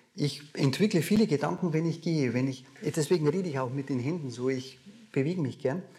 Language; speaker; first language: German; native; German